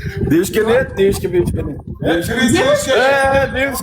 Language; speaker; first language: Russian; non-native, learner; Uzbek